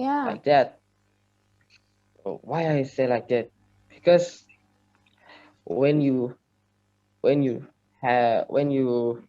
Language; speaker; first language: English; non-native, learner; Indonesian